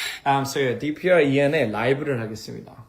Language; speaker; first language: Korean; early bilingual, heritage; English